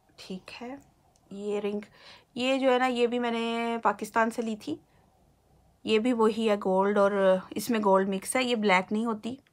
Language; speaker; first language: Urdu; native; Urdu